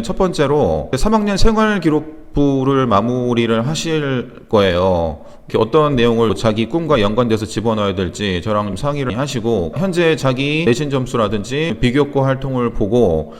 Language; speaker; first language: Korean; native; Korean